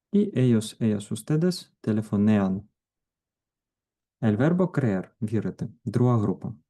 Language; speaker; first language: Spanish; non-native, fluent; Ukrainian